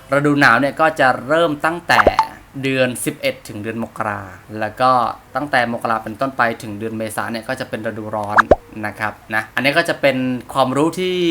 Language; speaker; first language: Thai; non-native, fluent; Khmer